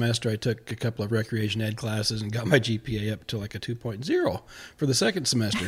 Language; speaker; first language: English; native; English